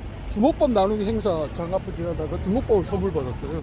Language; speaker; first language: Korean; native; Korean